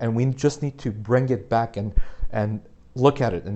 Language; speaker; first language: English; native; English